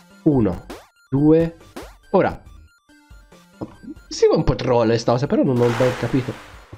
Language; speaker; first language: Italian; native; Italian